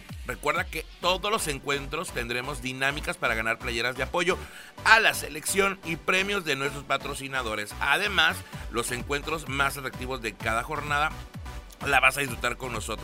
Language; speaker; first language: Spanish; native; Spanish